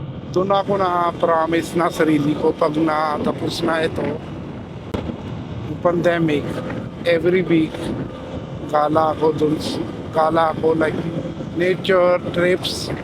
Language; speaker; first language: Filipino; non-native, learner; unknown